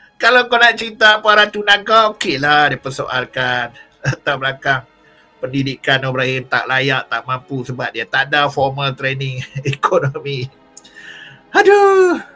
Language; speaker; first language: Malay; native; Malay